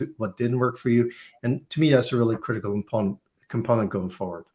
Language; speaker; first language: English; native; English